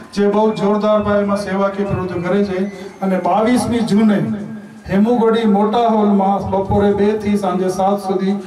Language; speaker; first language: Gujarati; non-native, local second language; Sindhi